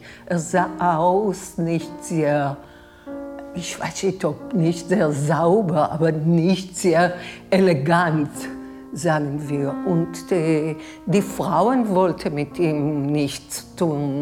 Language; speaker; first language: German; non-native, fluent; Hebrew